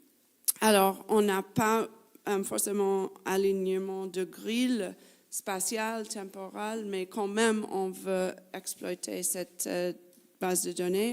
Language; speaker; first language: French; non-native, fluent; English